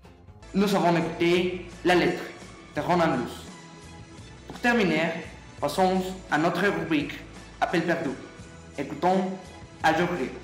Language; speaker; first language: French; non-native, learner; Spanish